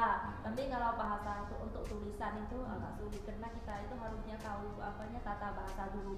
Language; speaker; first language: Indonesian; non-native, fluent; Khmer